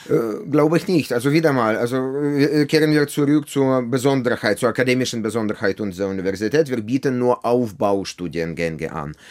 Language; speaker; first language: German; non-native, fluent; Ukrainian